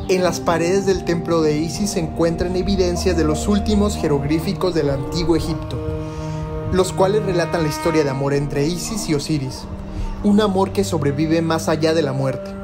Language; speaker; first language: Spanish; native; Spanish